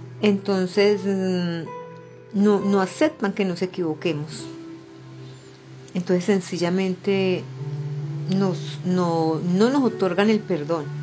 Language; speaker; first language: Spanish; native; Spanish